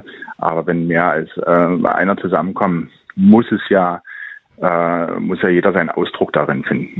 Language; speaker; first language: German; native; German